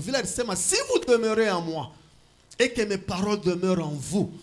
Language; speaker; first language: French; non-native, local second language; Swahili